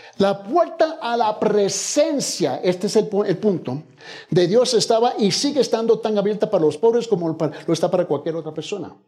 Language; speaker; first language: Spanish; early bilingual, heritage; Spanish